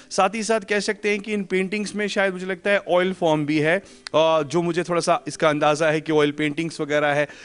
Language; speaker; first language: Hindi; non-native, local second language; Kashmiri